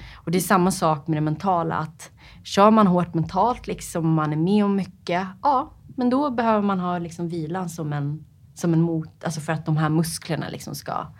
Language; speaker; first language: Swedish; native; Swedish